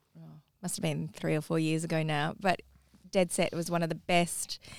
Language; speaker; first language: English; native; English